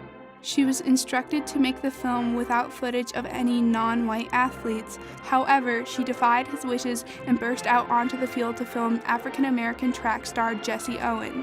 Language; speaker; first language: English; native; English